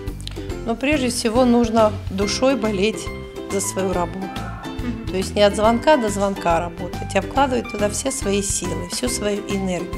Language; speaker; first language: Russian; native; Russian